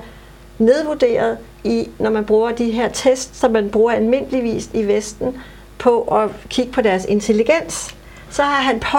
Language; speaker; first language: Danish; native; Danish